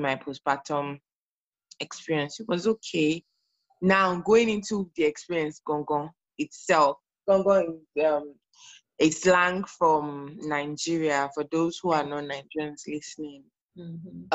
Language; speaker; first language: English; non-native, local second language; Yoruba